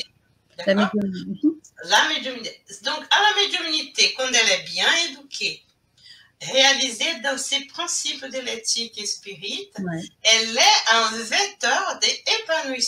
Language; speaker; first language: French; non-native, fluent; Portuguese